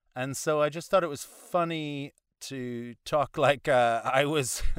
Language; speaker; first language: English; native; English